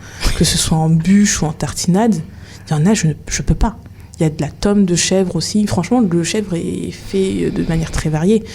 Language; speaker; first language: French; native; French